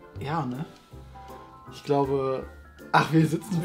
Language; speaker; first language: German; native; German